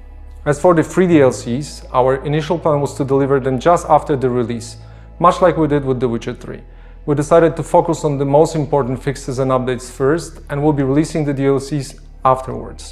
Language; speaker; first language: English; non-native, fluent; Polish